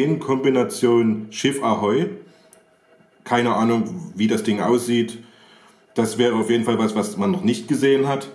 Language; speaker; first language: German; native; German